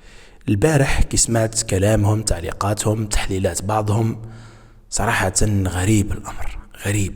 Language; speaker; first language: Arabic; native; Arabic